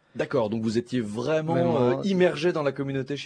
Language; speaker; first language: French; native; French